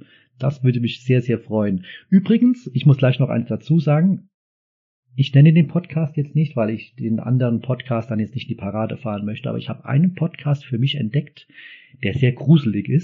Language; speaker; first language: German; native; German